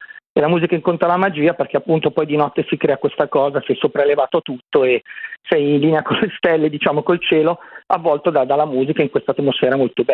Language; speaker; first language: Italian; native; Italian